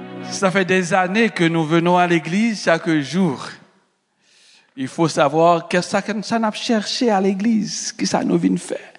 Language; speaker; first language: French; native; French